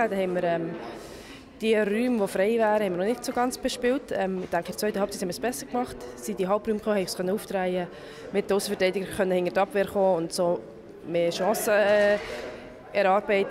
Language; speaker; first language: German; native; German